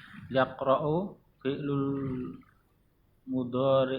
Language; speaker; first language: Arabic; non-native, learner; Indonesian